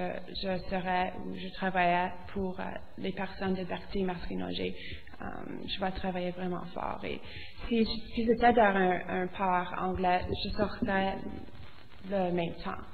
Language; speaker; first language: French; non-native, local second language; English